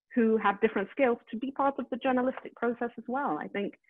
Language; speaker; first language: English; native; English